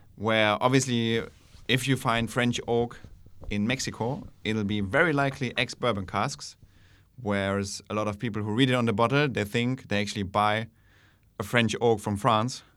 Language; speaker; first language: English; non-native, fluent; German